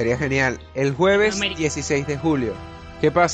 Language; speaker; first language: Spanish; native; Spanish